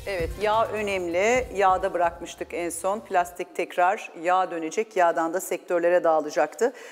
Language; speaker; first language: Turkish; native; Turkish